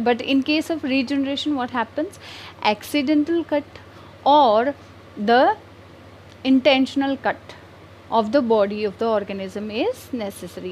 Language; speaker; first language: English; non-native, local second language; Hindi